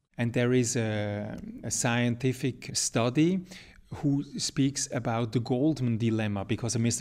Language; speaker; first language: English; non-native, fluent; German